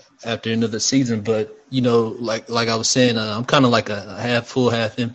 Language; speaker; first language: English; native; English